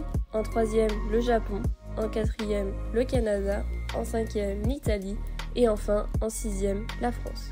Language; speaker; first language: French; native; French